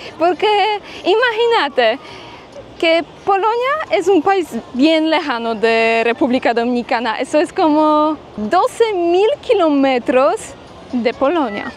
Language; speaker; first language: Spanish; non-native, fluent; Polish